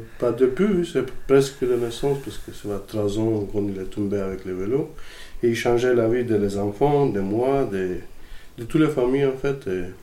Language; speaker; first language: French; non-native, learner; Macedonian